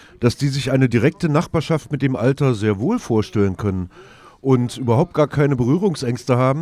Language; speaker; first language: German; native; German